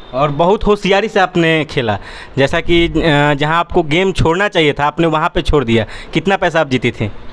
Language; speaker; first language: Hindi; native; Hindi